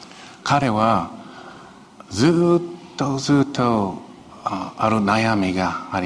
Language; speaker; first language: Japanese; non-native, fluent; Chinese